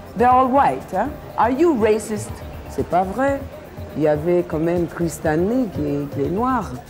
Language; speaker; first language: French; non-native, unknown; English